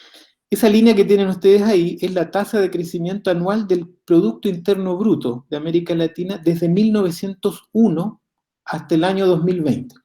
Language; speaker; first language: Spanish; native; Spanish